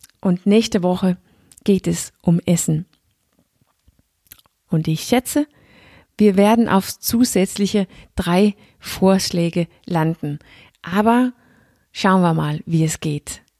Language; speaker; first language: German; non-native, fluent; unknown